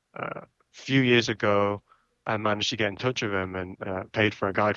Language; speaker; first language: English; native; English